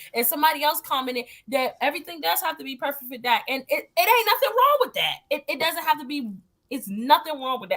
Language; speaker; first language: English; native; English